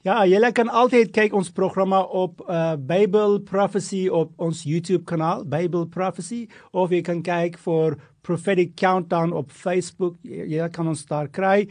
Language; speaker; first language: Afrikaans; non-native, fluent; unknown